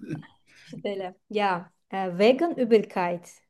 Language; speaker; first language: German; non-native, fluent; Turkish